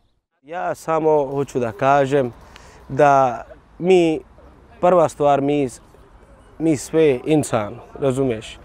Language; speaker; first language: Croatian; non-native, learner; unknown